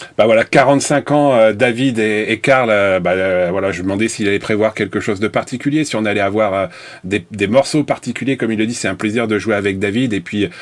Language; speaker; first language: French; native; French